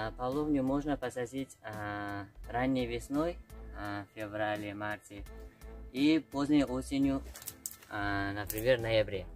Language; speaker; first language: Russian; non-native, local second language; Uzbek